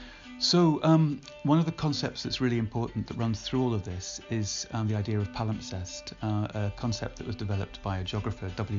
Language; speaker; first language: English; native; English